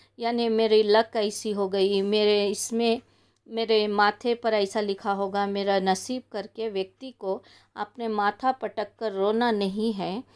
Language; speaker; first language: Hindi; non-native, local second language; Kannada